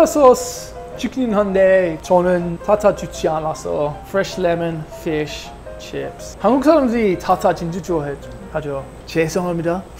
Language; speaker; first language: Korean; non-native, fluent; English